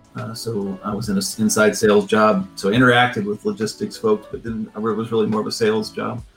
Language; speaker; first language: English; native; English